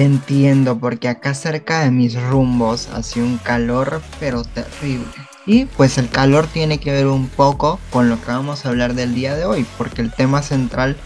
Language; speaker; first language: Spanish; native; Spanish